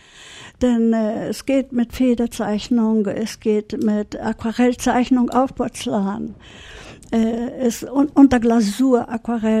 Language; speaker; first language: German; early bilingual, heritage; German